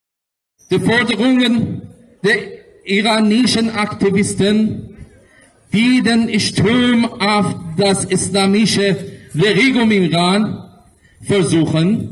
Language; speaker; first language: German; non-native, learner; Persian